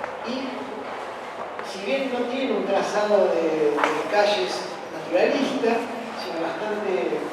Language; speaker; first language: Spanish; native; Spanish